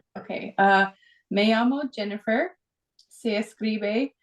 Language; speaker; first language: Spanish; non-native, learner; English